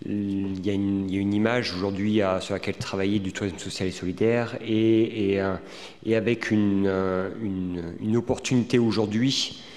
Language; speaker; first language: French; native; French